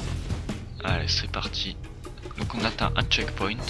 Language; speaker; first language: French; native; French